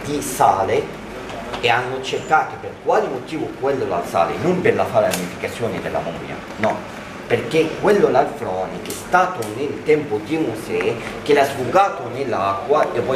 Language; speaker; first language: Italian; non-native, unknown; Arabic